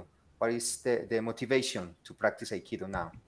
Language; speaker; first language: English; non-native, learner; Spanish